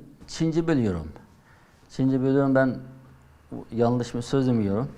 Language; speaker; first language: Turkish; non-native, learner; Uyghur